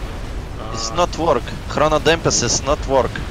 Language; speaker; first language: English; non-native, learner; Russian